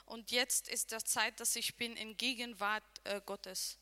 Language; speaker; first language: German; non-native, learner; Arabic